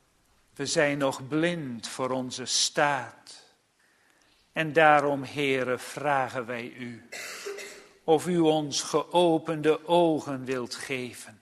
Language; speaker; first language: Dutch; native; Dutch